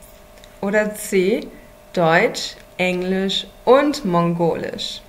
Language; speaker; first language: German; non-native, fluent; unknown